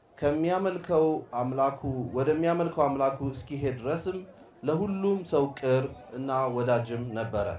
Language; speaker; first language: Amharic; non-native, local second language; Hadiyya